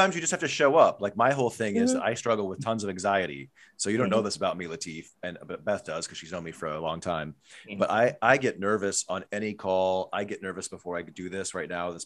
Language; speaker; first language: English; native; English